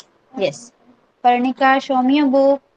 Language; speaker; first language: English; non-native, local second language; Marathi